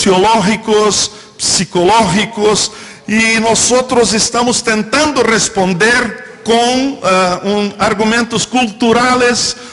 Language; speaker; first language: Spanish; non-native, fluent; Portuguese